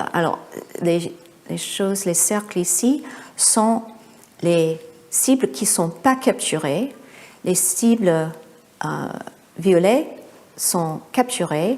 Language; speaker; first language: French; non-native, fluent; English